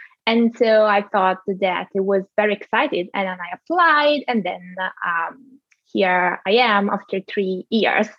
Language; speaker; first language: English; non-native, fluent; Italian